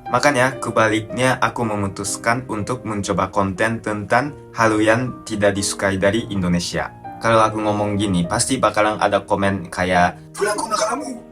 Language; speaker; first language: Indonesian; non-native, fluent; Japanese